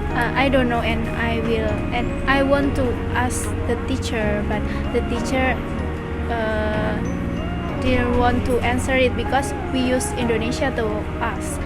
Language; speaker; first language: English; non-native, learner; Indonesian